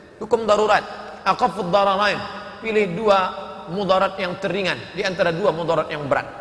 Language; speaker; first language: Indonesian; native; Indonesian